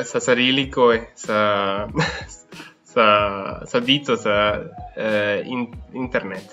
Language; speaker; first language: Filipino; non-native, learner; Spanish